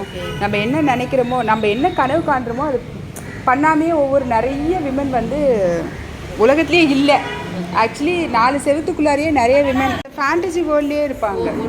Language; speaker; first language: Tamil; native; Tamil